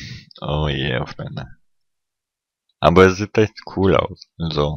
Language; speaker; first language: German; non-native, fluent; Russian